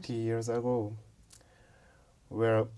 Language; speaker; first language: English; non-native, learner; Japanese